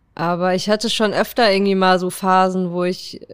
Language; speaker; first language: German; native; German